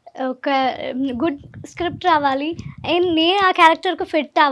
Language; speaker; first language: Telugu; non-native, learner; Malayalam